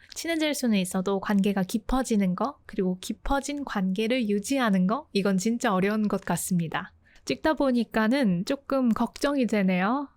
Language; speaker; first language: Korean; native; Korean